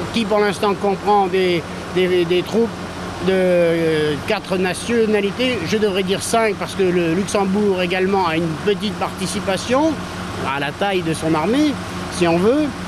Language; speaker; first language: French; native; French